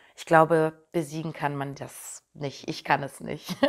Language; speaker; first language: German; native; German